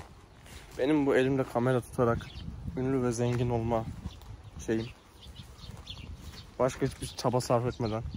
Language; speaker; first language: Turkish; native; Turkish